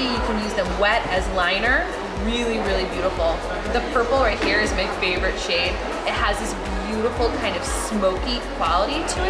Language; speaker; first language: English; native; English